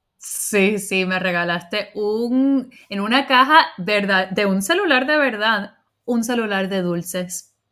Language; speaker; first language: Spanish; early bilingual, heritage; Spanish